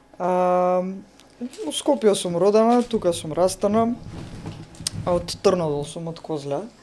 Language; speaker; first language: Macedonian; non-native, local second language; Turkish